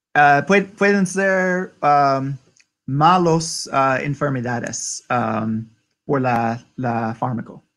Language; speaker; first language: Spanish; non-native, learner; English